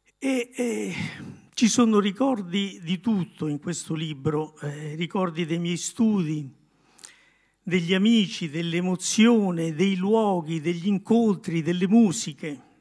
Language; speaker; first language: Italian; native; Italian